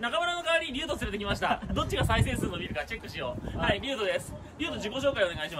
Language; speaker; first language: Japanese; native; Japanese